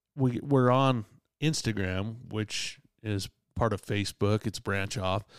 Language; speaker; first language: English; native; English